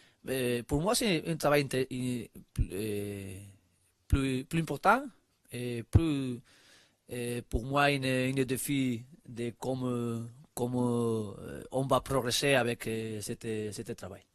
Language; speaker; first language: French; non-native, learner; Spanish